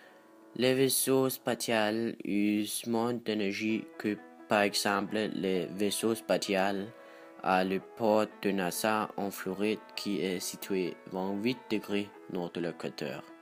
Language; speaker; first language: French; non-native, learner; Danish